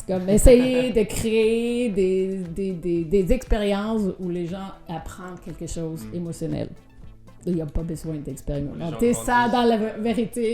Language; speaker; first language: French; non-native, fluent; Danish